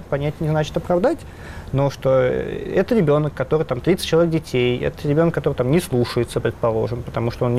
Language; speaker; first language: Russian; native; Russian